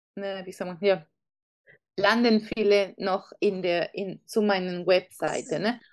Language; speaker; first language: German; non-native, fluent; Spanish